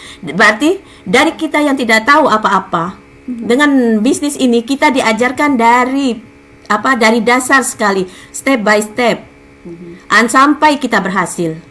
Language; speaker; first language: Indonesian; native; Indonesian